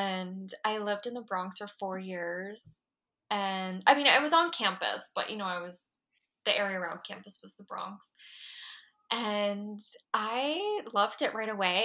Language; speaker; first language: English; native; English